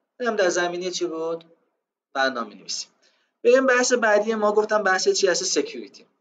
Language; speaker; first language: Persian; non-native, local second language; Azerbaijani